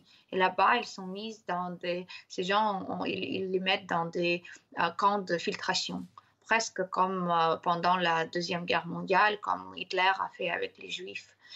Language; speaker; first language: French; non-native, fluent; Ukrainian